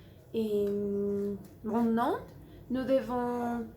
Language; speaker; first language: French; non-native, learner; Spanish